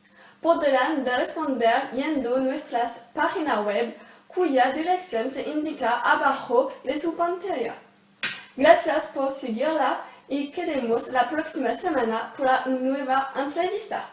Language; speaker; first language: Spanish; non-native, learner; French